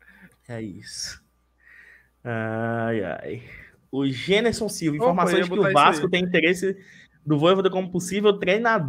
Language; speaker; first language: Portuguese; native; Portuguese